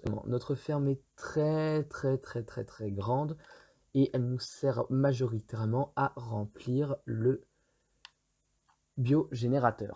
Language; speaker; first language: French; native; French